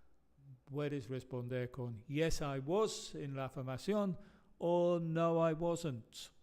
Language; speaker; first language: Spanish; non-native, fluent; English